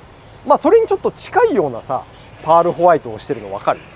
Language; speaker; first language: Japanese; native; Japanese